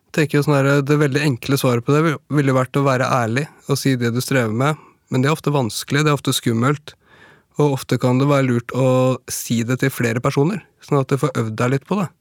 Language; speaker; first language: Norwegian; native; Norwegian